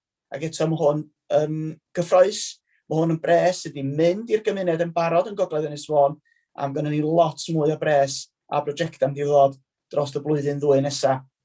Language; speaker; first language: Welsh; native; Welsh